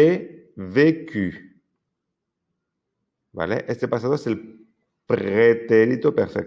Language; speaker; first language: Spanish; non-native, fluent; French